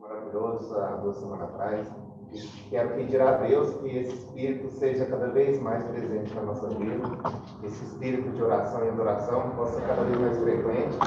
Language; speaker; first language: Portuguese; native; Portuguese